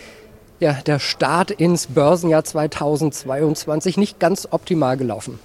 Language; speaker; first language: German; native; German